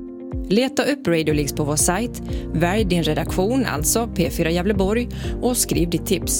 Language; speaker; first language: Swedish; native; Swedish